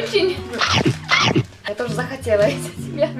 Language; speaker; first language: Russian; non-native, learner; Korean